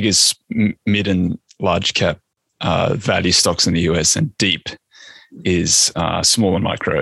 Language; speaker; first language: English; native; English